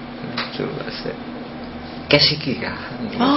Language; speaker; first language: Japanese; non-native, learner; Indonesian